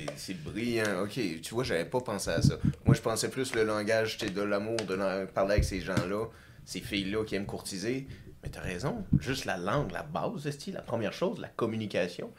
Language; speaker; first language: French; native; French